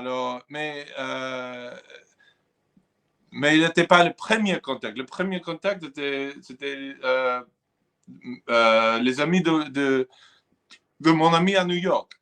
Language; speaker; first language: French; non-native, fluent; English